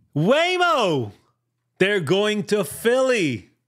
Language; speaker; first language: English; non-native, fluent; Hebrew